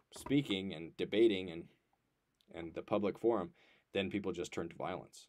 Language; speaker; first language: English; native; English